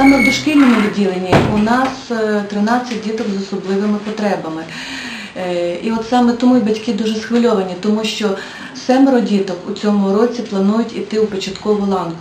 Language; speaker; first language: Ukrainian; native; Ukrainian